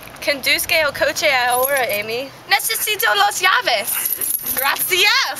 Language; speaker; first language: Spanish; non-native, learner; English